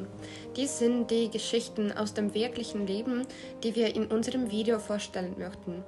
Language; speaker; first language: German; non-native, learner; Ukrainian